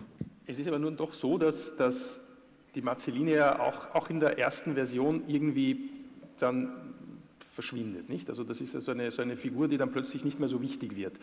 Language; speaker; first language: German; native; German